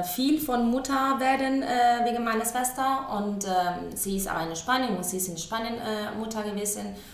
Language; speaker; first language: German; non-native, fluent; Spanish